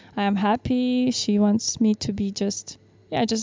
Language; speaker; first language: French; non-native, fluent; Ukrainian